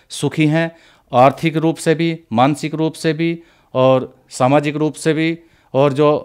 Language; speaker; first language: Hindi; native; Hindi